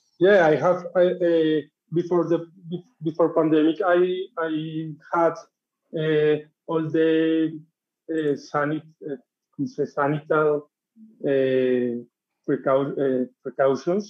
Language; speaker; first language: English; non-native, learner; Spanish